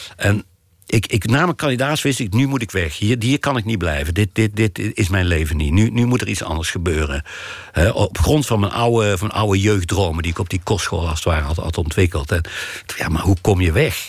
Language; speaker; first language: Dutch; native; Dutch